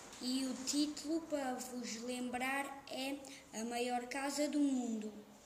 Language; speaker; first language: Portuguese; native; Portuguese